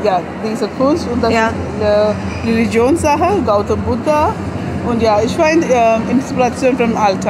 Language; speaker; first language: German; non-native, learner; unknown